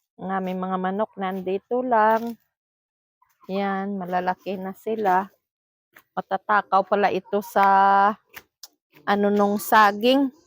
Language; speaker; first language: Filipino; non-native, local second language; Cebuano